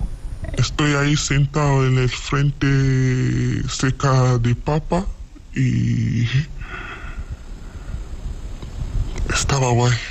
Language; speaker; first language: Spanish; non-native, learner; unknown